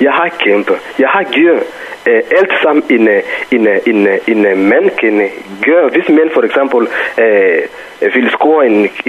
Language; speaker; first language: Danish; non-native, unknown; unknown